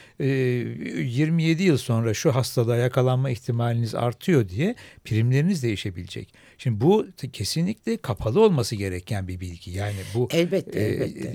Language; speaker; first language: Turkish; native; Turkish